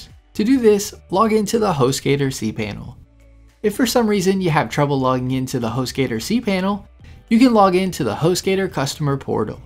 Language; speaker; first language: English; native; English